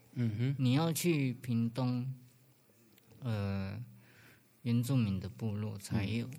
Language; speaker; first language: Chinese; native; Chinese